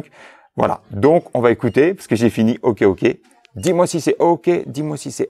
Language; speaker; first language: French; native; French